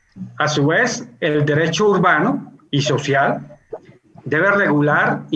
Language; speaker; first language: Spanish; native; Spanish